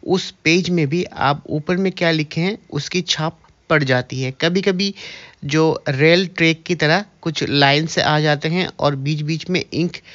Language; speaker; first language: Hindi; native; Hindi